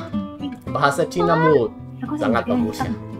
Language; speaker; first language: Indonesian; non-native, learner; English